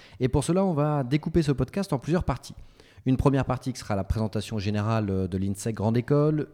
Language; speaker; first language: French; native; French